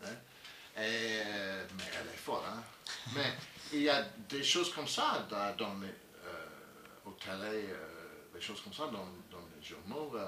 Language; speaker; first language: French; non-native, learner; English